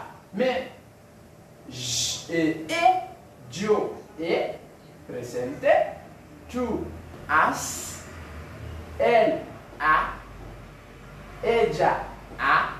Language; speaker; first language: French; non-native, local second language; Haitian Creole